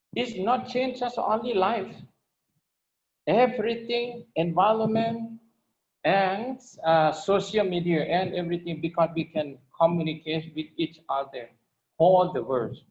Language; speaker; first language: English; non-native, learner; Lao